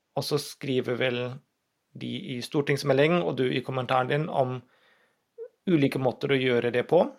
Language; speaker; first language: Norwegian; non-native, fluent; German